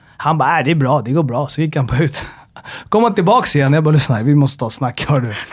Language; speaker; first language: Swedish; early bilingual, other home language; Amharic